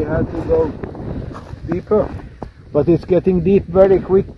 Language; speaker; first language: English; non-native, fluent; Finnish